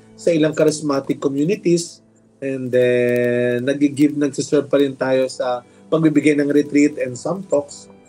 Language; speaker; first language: Filipino; native; Filipino